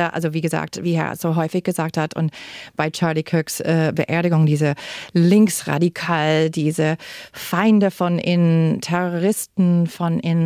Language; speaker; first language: German; non-native, fluent; English